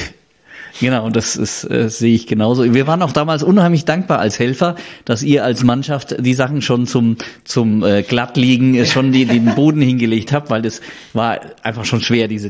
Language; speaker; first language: German; native; German